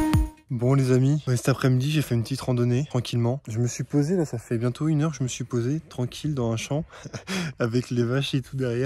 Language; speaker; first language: French; native; French